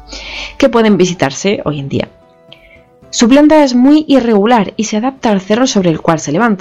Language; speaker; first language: Spanish; native; Spanish